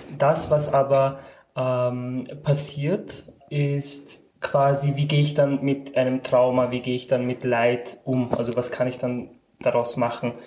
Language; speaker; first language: German; early bilingual, other home language; Turkish